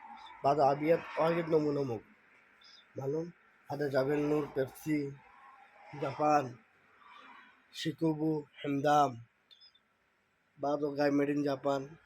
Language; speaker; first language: Arabic; non-native, learner; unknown